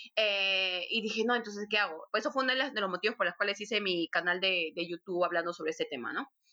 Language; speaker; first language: Spanish; native; Spanish